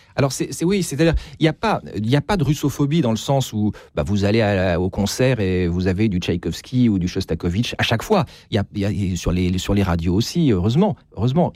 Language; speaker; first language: French; native; French